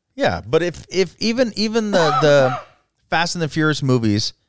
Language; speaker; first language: English; native; English